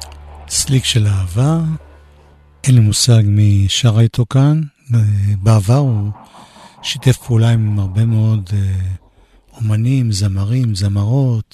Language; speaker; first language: Hebrew; native; Hebrew